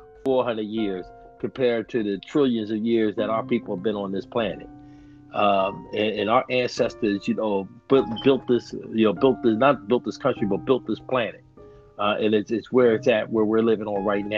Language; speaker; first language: English; native; English